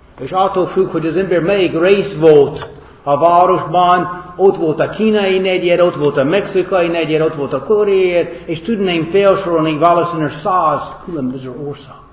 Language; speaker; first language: Hungarian; non-native, fluent; English